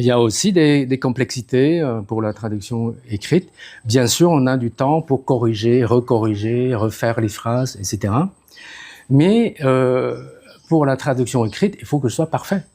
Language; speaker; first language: French; non-native, fluent; Khmer